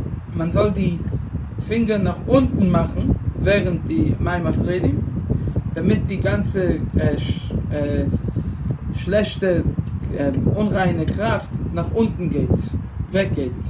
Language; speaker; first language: German; non-native, fluent; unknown